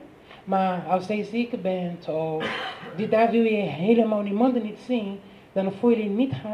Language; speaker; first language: Dutch; non-native, learner; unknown